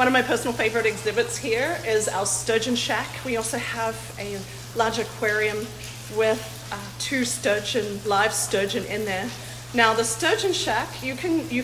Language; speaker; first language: English; native; English